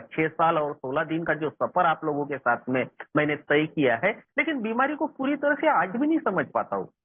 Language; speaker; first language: Hindi; non-native, local second language; Marathi